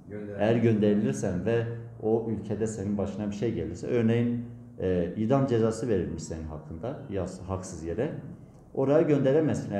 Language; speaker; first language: Turkish; native; Turkish